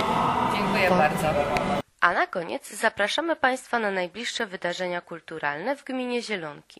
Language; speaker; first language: Polish; native; Polish